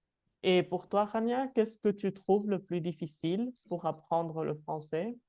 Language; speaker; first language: French; non-native, fluent; Spanish